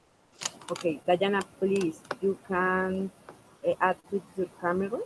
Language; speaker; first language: English; non-native, local second language; Spanish